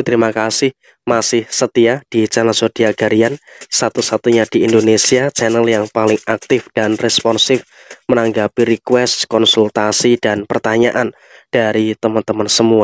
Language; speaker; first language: Indonesian; native; Indonesian